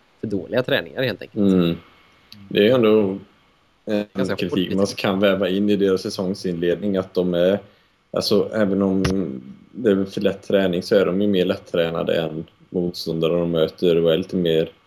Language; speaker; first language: Swedish; native; Swedish